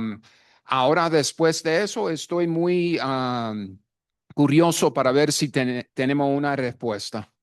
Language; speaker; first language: Spanish; non-native, fluent; English